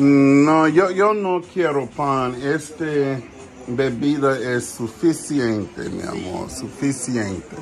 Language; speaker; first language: Spanish; non-native, learner; English